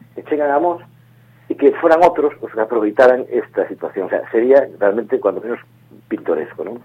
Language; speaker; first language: Galician; non-native, local second language; Spanish